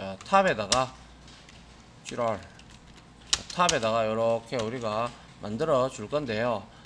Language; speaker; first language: Korean; native; Korean